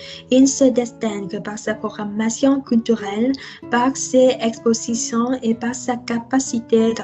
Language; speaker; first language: French; non-native, learner; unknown